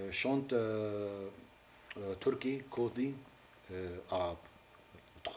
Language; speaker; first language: French; non-native, learner; Arabic